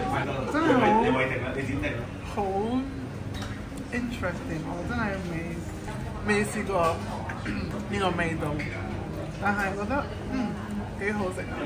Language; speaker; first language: Cantonese; non-native, fluent; English